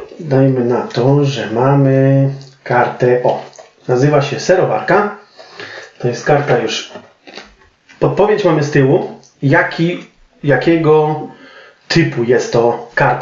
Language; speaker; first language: Polish; native; Polish